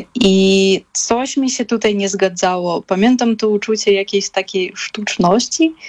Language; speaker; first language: Polish; non-native, fluent; Russian